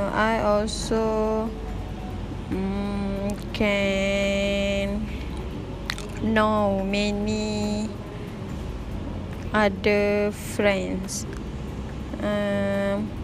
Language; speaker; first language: English; non-native, learner; Malay